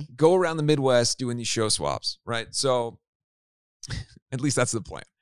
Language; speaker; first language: English; native; English